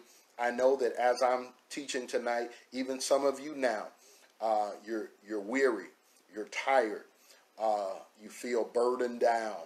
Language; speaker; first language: English; native; English